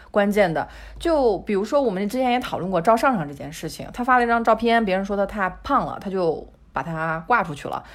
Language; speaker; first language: Chinese; native; Chinese